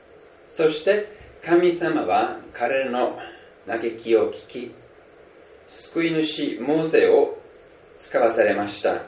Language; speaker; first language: Japanese; non-native, fluent; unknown